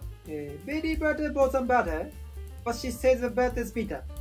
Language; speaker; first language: English; non-native, learner; Japanese